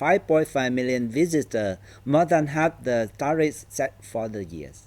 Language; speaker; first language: English; non-native, fluent; Vietnamese